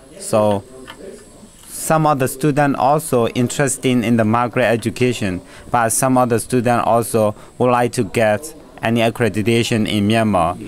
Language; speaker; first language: English; non-native, learner; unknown